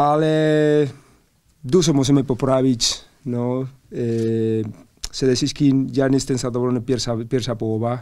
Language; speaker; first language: Polish; non-native, learner; Spanish